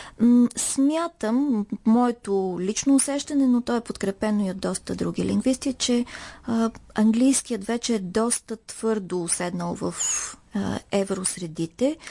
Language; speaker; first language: Bulgarian; native; Bulgarian